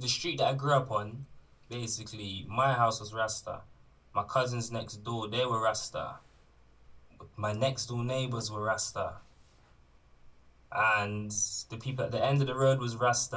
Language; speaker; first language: English; native; English